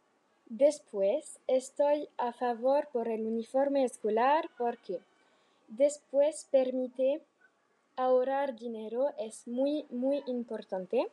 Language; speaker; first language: Spanish; non-native, learner; French